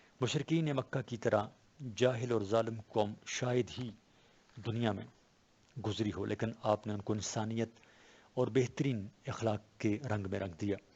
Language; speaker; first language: Urdu; non-native, local second language; Pashto